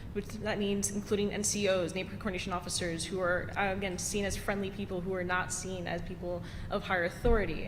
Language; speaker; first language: English; early bilingual, other home language; Italian